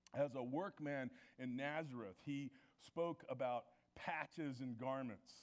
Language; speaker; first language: English; native; English